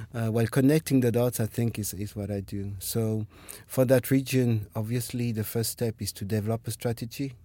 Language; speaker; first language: English; non-native, fluent; French